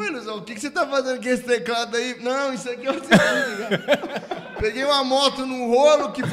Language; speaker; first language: Portuguese; native; Portuguese